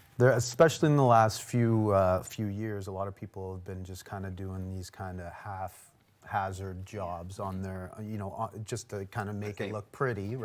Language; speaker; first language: English; native; English